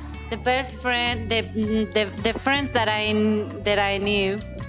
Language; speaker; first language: English; non-native, learner; Spanish